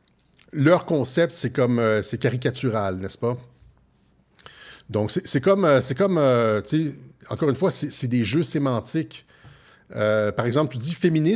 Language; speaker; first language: French; native; French